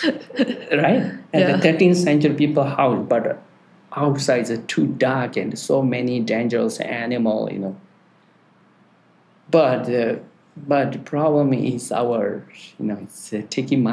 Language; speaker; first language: English; non-native, learner; Tibetan